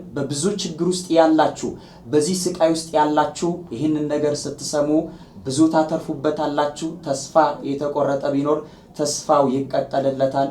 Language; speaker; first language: Amharic; native; Amharic